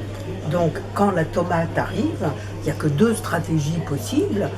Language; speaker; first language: French; native; French